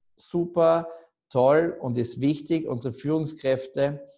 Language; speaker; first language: German; native; German